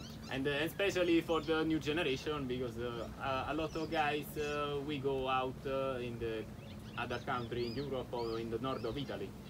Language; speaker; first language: English; non-native, learner; Italian